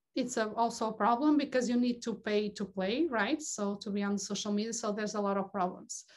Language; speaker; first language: English; non-native, fluent; Portuguese